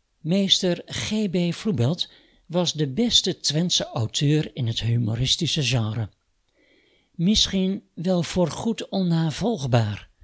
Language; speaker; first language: Dutch; native; Dutch